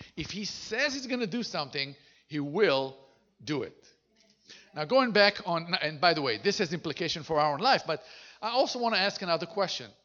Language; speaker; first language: English; non-native, fluent; Hebrew